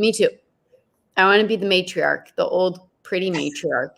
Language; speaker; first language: English; native; English